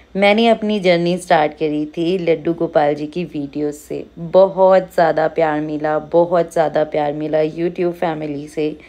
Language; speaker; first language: Hindi; native; Hindi